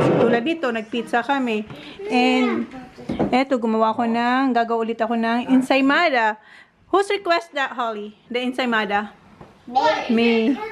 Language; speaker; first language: Filipino; non-native, local second language; Bikol